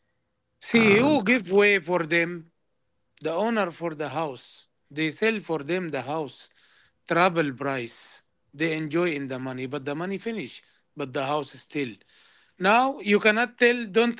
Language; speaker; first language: English; non-native, learner; Arabic